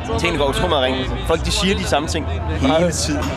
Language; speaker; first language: Danish; native; Danish